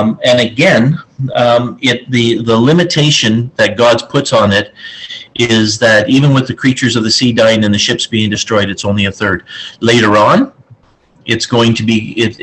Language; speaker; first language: English; native; English